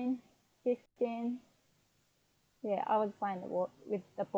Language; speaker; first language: English; non-native, fluent; Japanese